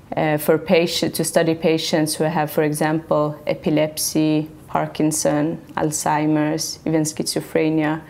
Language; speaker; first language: English; non-native, fluent; Swedish